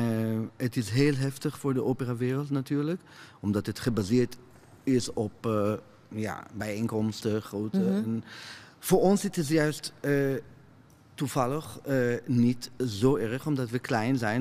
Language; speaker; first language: Dutch; non-native, fluent; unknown